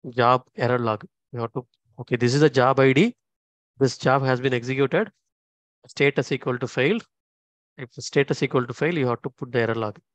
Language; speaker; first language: English; non-native, local second language; Tamil